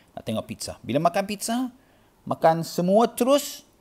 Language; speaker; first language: Malay; non-native, learner; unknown